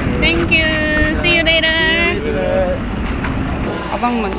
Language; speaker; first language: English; non-native, learner; Korean